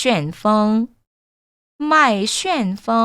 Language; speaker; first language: Chinese; non-native, fluent; Korean